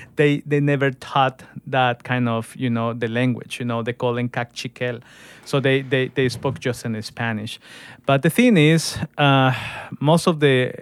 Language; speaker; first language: English; non-native, fluent; Spanish